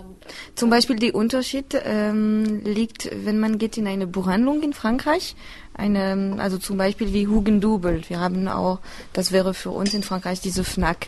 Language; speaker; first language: German; non-native, learner; French